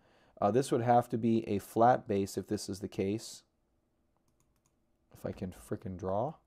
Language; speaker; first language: English; native; English